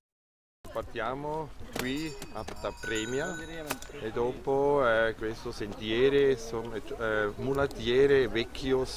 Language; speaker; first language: Italian; non-native, learner; German